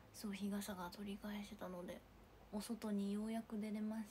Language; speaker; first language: Japanese; native; Japanese